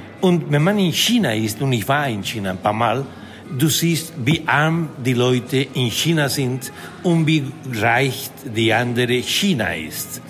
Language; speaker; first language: German; non-native, fluent; Spanish